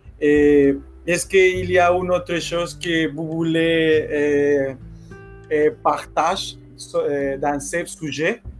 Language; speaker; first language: French; non-native, learner; Spanish